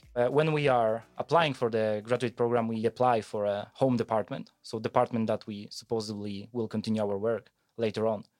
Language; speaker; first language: English; non-native, fluent; Polish